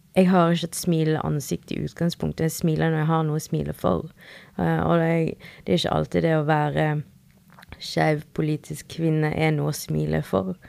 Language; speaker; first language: Norwegian; early bilingual, other home language; Spanish